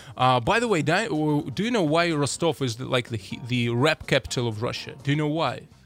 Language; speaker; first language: English; non-native, fluent; Russian